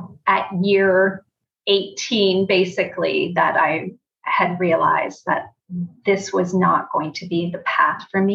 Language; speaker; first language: English; native; English